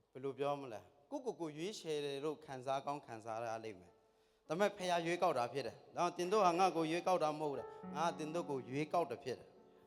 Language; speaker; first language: Burmese; non-native, local second language; Kachin